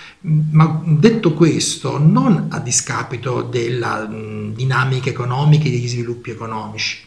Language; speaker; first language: Italian; native; Italian